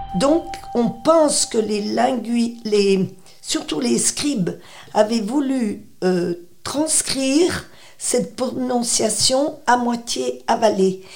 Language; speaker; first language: French; native; French